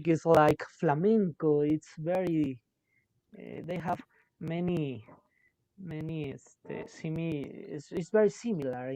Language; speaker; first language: English; non-native, local second language; Spanish